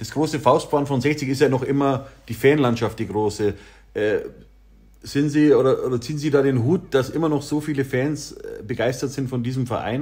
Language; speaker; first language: German; native; German